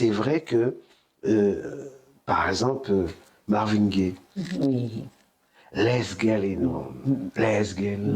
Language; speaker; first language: French; native; French